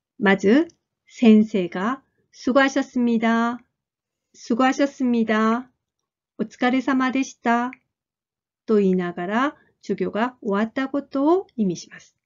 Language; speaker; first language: Japanese; non-native, fluent; Korean